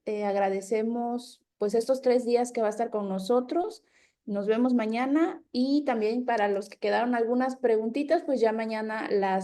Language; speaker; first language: Spanish; native; Spanish